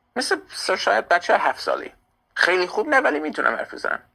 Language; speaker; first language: Persian; early bilingual, heritage; Persian